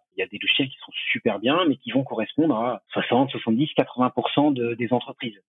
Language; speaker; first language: French; native; French